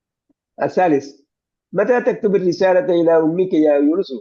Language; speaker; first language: Arabic; non-native, fluent; Malayalam